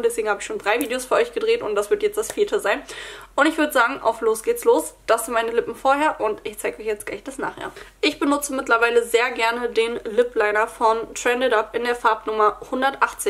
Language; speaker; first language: German; native; German